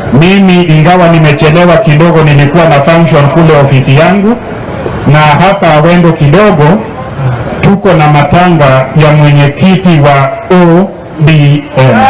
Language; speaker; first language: Swahili; non-native, local second language; Luo (Kenya and Tanzania)